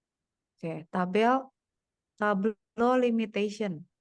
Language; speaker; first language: English; non-native, fluent; Indonesian